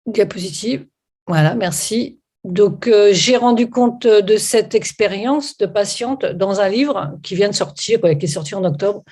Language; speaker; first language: French; native; French